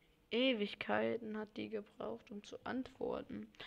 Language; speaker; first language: German; native; German